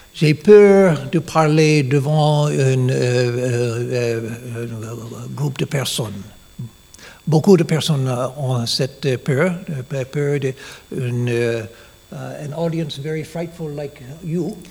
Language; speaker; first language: French; non-native, learner; English